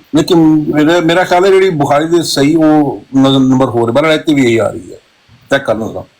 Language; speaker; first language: Urdu; non-native, local second language; Punjabi